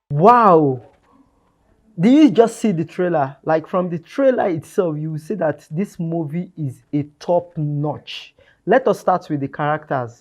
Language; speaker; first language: English; non-native, local second language; Yoruba